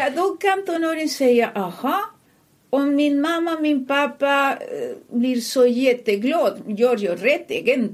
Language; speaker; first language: Swedish; non-native, fluent; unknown